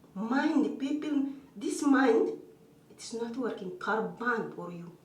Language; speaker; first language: English; non-native, learner; Amharic